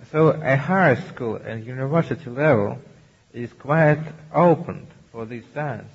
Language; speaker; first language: English; non-native, learner; Russian